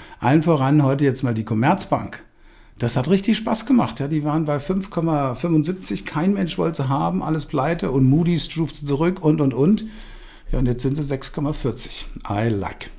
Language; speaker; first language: German; native; German